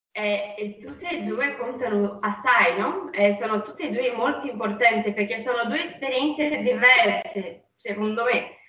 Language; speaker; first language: Italian; non-native, fluent; Portuguese